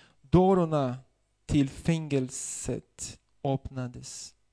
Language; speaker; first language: Swedish; non-native, fluent; Portuguese